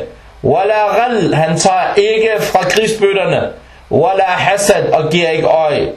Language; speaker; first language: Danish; non-native, fluent; Arabic